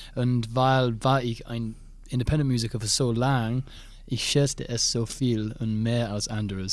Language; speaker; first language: German; non-native, learner; English